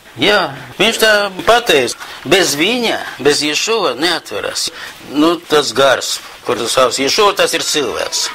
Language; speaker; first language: Latvian; non-native, local second language; Russian